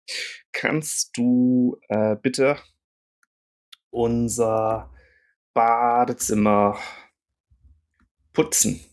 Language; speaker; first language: German; non-native, fluent; English